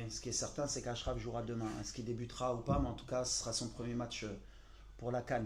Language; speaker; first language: French; native; French